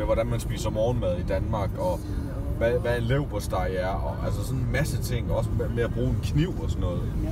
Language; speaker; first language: Danish; native; Danish